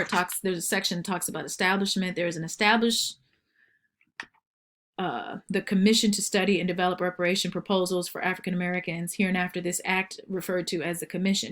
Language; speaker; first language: English; native; English